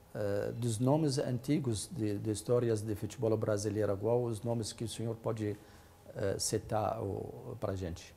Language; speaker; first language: Portuguese; non-native, fluent; Arabic